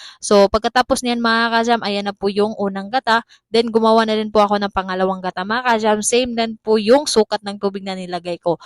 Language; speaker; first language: Filipino; non-native, local second language; Cebuano